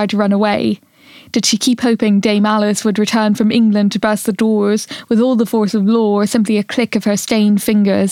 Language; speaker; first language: English; native; English